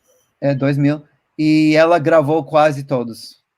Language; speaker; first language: Portuguese; non-native, fluent; English